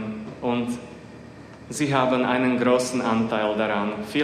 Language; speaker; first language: German; non-native, fluent; Slovak